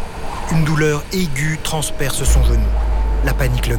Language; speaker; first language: French; native; French